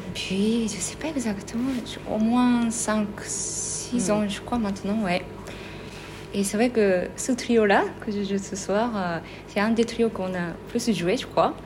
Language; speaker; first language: French; non-native, fluent; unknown